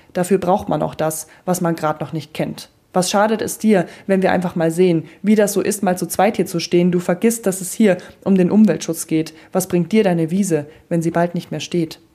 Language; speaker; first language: German; native; German